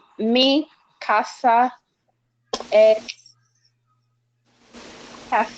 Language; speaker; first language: Spanish; non-native, learner; English